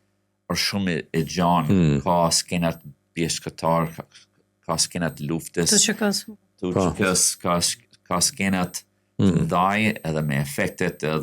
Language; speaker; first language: Albanian; non-native, fluent; English